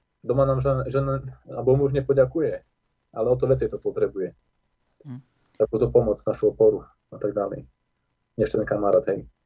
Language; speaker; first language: Slovak; non-native, local second language; Rusyn